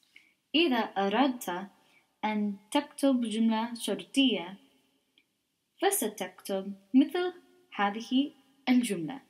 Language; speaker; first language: Arabic; non-native, learner; English